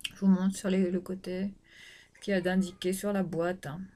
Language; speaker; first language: French; native; French